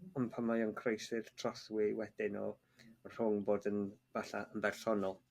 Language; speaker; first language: Welsh; native; Welsh